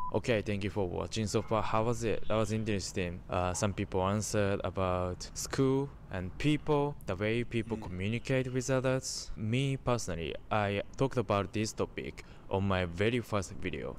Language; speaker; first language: English; non-native, learner; Japanese